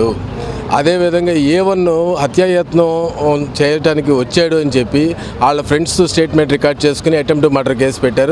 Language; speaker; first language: Telugu; native; Telugu